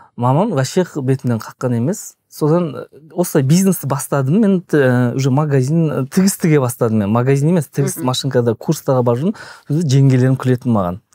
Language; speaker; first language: Kazakh; native; Kazakh